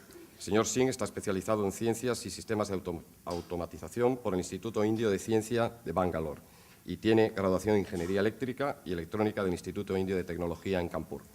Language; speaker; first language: Spanish; native; Spanish